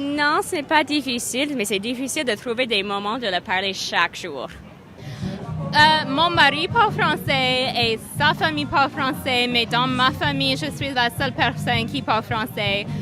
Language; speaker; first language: French; non-native, fluent; English